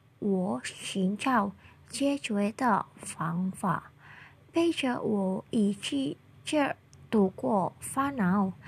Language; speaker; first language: Chinese; non-native, learner; Indonesian